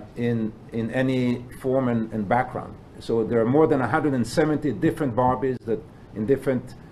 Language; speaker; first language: English; non-native, fluent; Hebrew